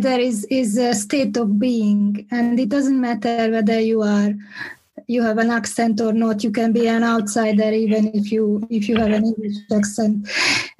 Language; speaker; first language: English; non-native, fluent; Hungarian